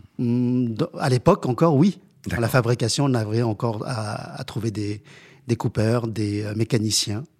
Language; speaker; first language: French; early bilingual, other home language; Chinese